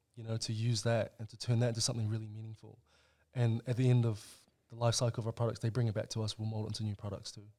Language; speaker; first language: English; native; English